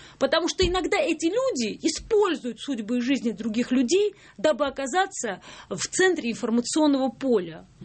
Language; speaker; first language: Russian; non-native, local second language; Georgian